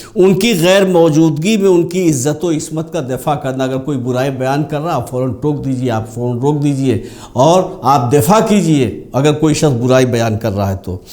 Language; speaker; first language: Urdu; native; Urdu